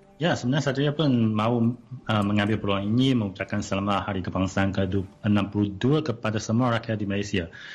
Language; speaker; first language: Malay; non-native, fluent; Chinese